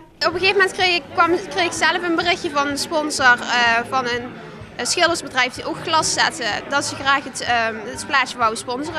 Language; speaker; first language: Dutch; native; Dutch